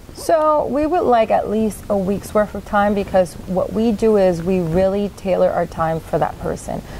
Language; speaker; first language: English; native; English